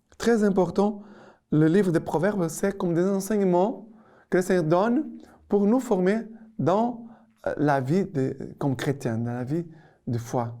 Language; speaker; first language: French; non-native, fluent; Portuguese